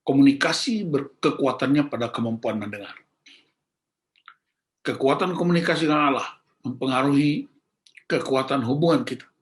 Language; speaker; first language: Indonesian; native; Indonesian